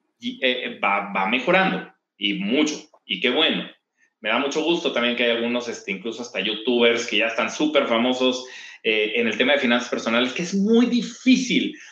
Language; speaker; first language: Spanish; native; Spanish